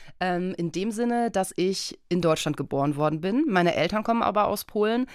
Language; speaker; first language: German; early bilingual, other home language; Polish